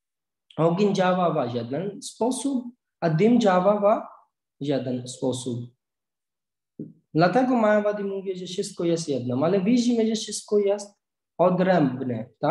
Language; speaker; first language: Polish; non-native, learner; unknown